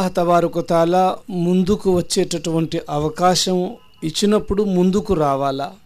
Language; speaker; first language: Telugu; non-native, local second language; Urdu